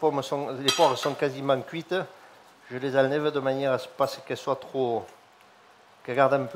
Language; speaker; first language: French; native; French